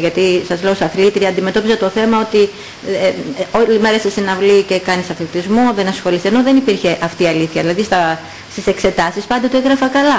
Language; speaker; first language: Greek; native; Greek